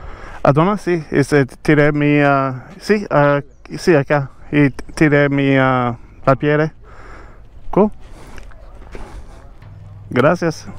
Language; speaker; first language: Spanish; non-native, learner; English